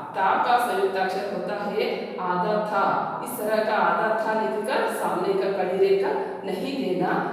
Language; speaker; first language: Hindi; non-native, local second language; Kannada